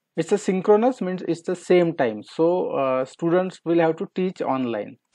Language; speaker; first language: English; non-native, local second language; Marathi